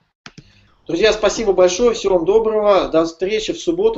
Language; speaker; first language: Russian; native; Russian